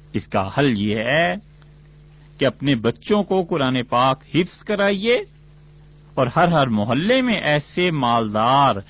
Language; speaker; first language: Urdu; non-native, local second language; Punjabi